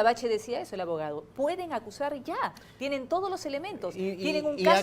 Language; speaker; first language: Spanish; native; Spanish